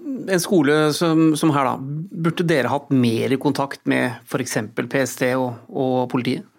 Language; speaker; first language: Norwegian; native; Norwegian